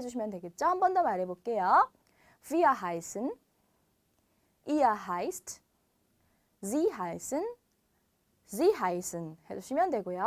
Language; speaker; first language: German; non-native, fluent; Korean